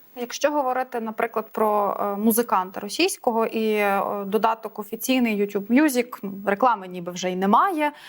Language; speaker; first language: Ukrainian; native; Ukrainian